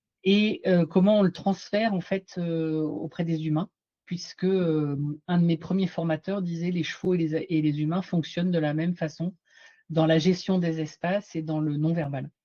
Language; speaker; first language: French; native; French